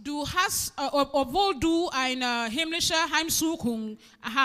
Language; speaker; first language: German; non-native, fluent; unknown